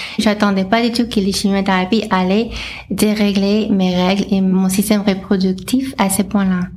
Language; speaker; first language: French; non-native, fluent; English